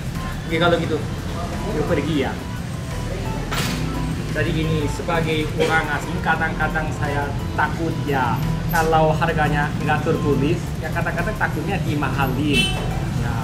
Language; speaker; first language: Indonesian; non-native, learner; Korean